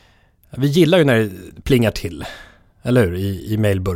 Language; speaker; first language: Swedish; native; Swedish